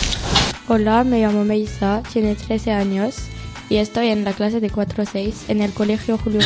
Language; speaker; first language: Spanish; non-native, learner; French